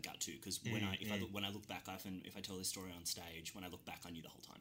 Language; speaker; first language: English; native; English